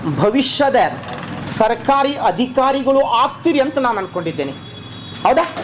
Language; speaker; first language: Kannada; native; Kannada